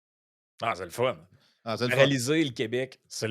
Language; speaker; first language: French; native; French